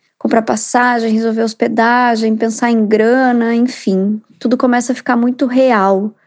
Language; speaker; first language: Portuguese; native; Portuguese